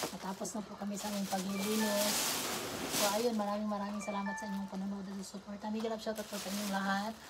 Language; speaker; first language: Filipino; native; Filipino